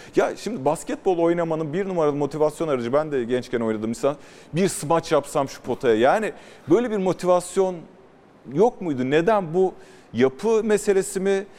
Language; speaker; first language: Turkish; native; Turkish